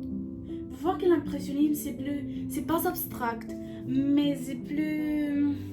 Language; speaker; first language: French; non-native, learner; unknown